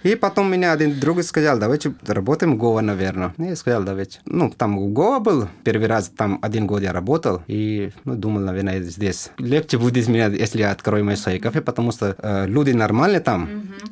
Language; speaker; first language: Russian; non-native, learner; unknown